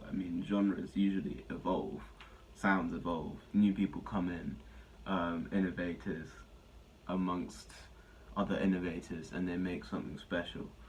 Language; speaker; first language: English; native; English